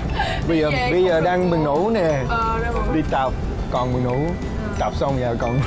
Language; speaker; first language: Vietnamese; early bilingual, heritage; English